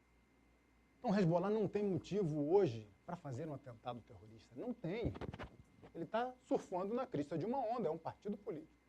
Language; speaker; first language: Portuguese; native; Portuguese